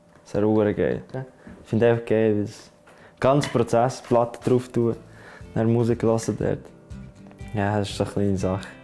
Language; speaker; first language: German; non-native, fluent; Latvian